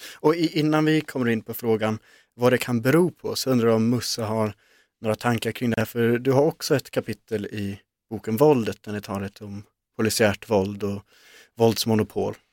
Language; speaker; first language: Swedish; native; Swedish